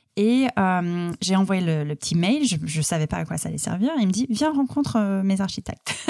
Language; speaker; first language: French; non-native, fluent; English